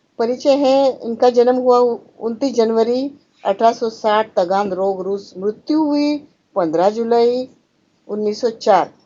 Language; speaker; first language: Hindi; non-native, local second language; Marathi